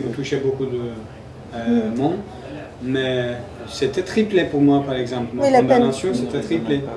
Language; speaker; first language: French; non-native, learner; Kurdish